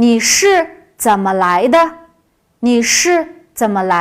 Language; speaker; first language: Chinese; non-native, local second language; Uyghur